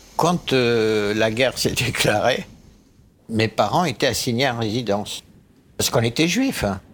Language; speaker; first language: French; early bilingual, other home language; Arabic